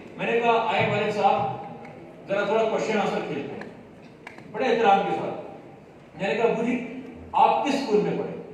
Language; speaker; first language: Urdu; non-native, local second language; Sindhi